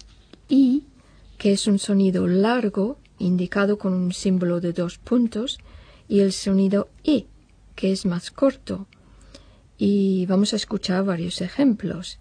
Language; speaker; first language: Spanish; non-native, fluent; English